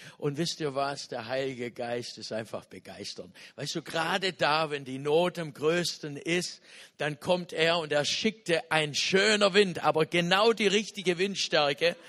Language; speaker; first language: German; non-native, fluent; English